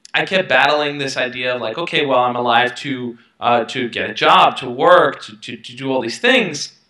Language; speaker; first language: English; native; English